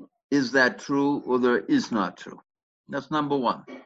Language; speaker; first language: English; native; English